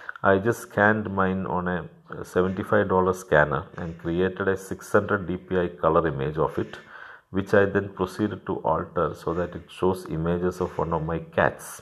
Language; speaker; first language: English; non-native, local second language; Malayalam